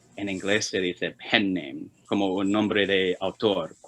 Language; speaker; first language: Spanish; non-native, fluent; Chinese